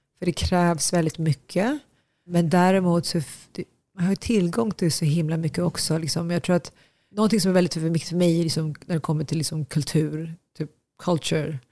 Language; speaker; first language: Swedish; early bilingual, other home language; Tigrinya